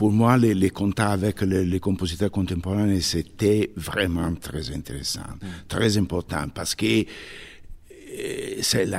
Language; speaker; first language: French; non-native, fluent; Italian